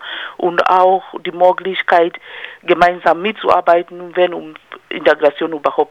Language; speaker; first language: German; non-native, fluent; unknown